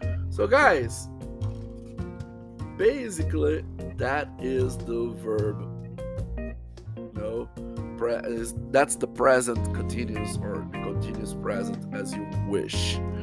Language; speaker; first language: English; non-native, fluent; Portuguese